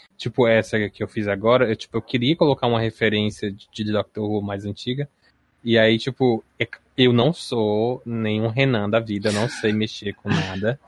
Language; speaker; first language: Portuguese; native; Portuguese